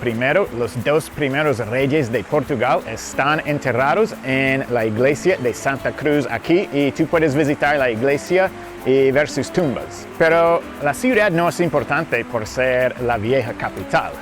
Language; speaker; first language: Spanish; non-native, fluent; English